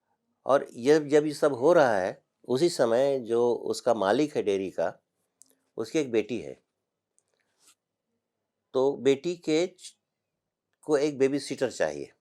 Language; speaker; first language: Hindi; native; Hindi